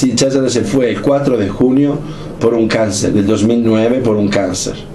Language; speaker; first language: Spanish; non-native, fluent; Italian